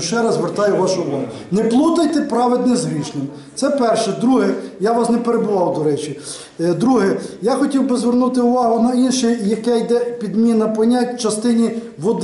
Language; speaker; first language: Ukrainian; native; Ukrainian